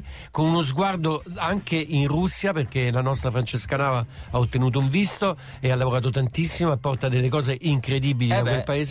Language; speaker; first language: Italian; native; Italian